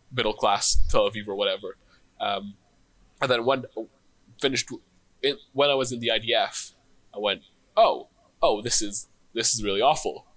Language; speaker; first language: English; non-native, fluent; Hebrew